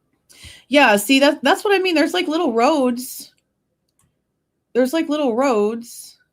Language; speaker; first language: English; native; English